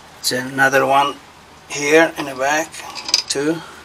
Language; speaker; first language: English; non-native, learner; Portuguese